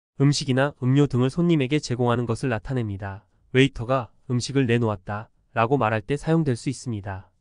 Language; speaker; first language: Korean; native; Korean